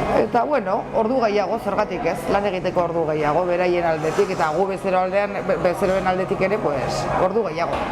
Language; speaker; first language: Basque; non-native, local second language; Spanish